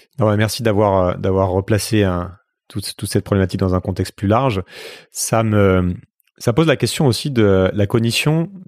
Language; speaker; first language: French; native; French